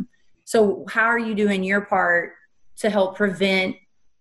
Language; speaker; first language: English; native; English